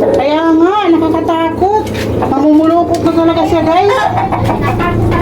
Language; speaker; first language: Filipino; native; Filipino